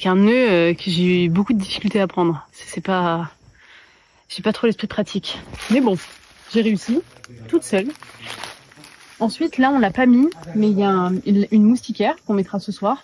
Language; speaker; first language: French; native; French